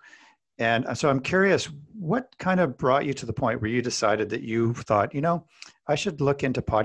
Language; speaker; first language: English; native; English